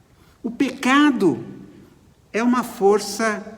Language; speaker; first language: Portuguese; native; Portuguese